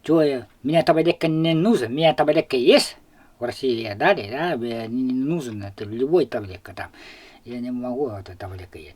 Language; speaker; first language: Russian; non-native, local second language; Yakut